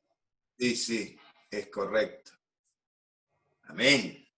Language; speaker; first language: Spanish; native; Spanish